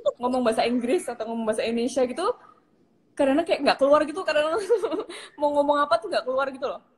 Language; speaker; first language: Indonesian; non-native, local second language; Javanese